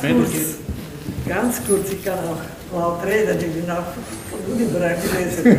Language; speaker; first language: German; non-native, learner; Turkish